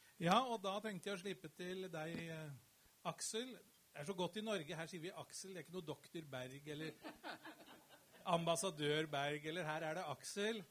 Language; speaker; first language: Norwegian; native; Norwegian